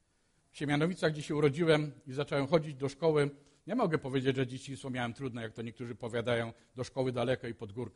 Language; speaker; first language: Polish; native; Polish